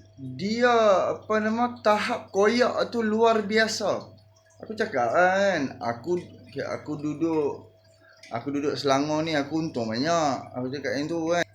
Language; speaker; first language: Malay; native; Malay